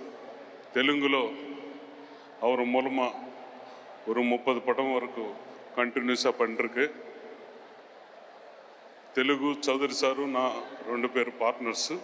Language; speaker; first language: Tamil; non-native, learner; Telugu